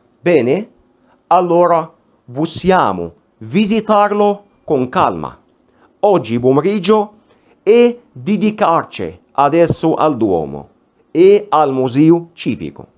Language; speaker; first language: Italian; non-native, fluent; Arabic